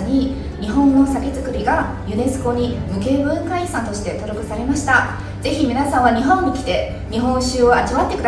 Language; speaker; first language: Japanese; non-native, fluent; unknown